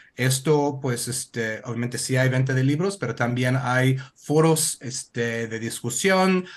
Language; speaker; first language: Spanish; non-native, fluent; English